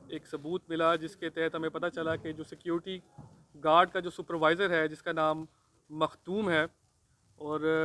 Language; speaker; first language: Urdu; non-native, local second language; Pashto